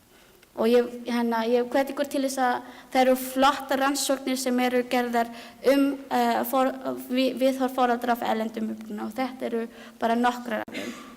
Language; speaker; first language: Icelandic; non-native, learner; Filipino